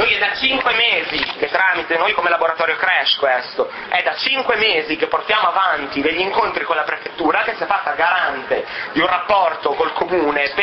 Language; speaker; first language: Italian; native; Italian